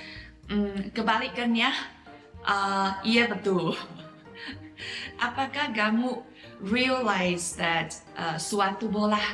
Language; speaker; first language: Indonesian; non-native, fluent; Chinese